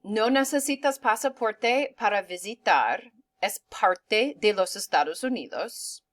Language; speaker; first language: Spanish; non-native, fluent; English